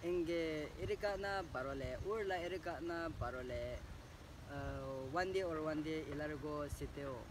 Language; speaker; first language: Tamil; non-native, learner; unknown